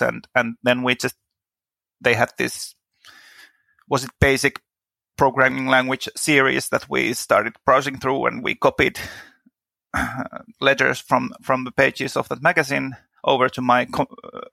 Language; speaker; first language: English; non-native, fluent; Finnish